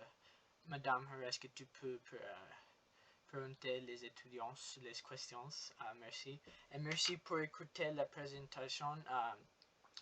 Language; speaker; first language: French; non-native, learner; English